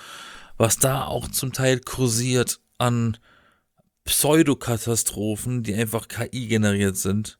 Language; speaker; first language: German; native; German